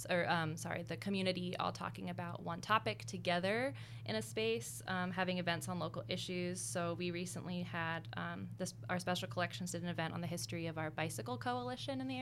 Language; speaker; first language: English; native; English